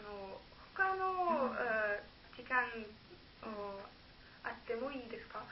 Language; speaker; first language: Japanese; non-native, learner; German